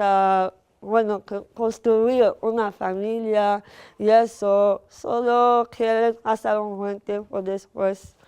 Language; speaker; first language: Spanish; non-native, fluent; Arabic